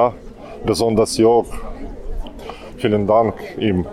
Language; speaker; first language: German; non-native, learner; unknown